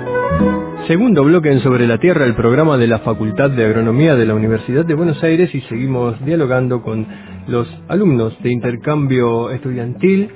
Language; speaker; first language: Spanish; native; Spanish